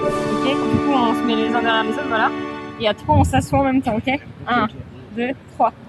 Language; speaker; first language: French; native; French